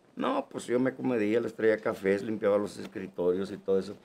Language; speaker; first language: Spanish; native; Spanish